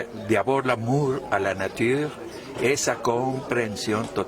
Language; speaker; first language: French; non-native, fluent; Spanish